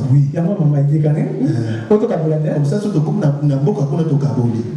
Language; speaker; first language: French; non-native, local second language; Lingala